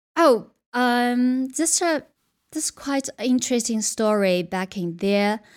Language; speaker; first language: English; non-native, fluent; Chinese